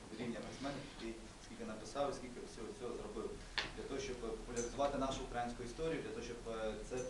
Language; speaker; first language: Ukrainian; non-native, local second language; Russian